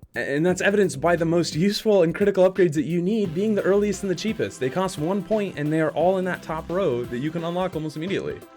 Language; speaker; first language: English; native; English